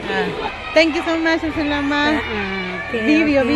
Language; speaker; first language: English; non-native, learner; Spanish